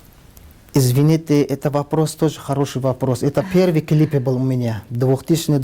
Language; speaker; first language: Russian; non-native, learner; Tajik